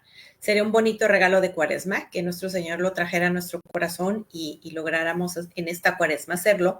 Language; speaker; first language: Spanish; native; Spanish